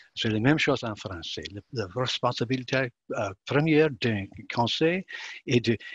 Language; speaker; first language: French; non-native, learner; English